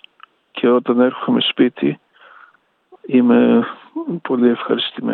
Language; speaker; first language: Greek; early bilingual, heritage; Greek